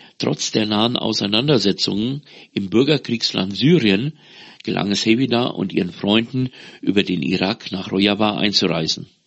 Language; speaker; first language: German; native; German